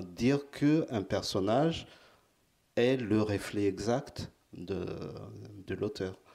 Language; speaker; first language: French; non-native, local second language; Malagasy